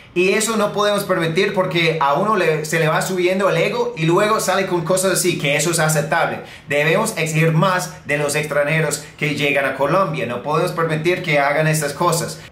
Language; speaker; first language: Spanish; non-native, fluent; English